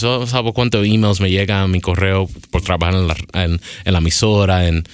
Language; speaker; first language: Spanish; early bilingual, other home language; English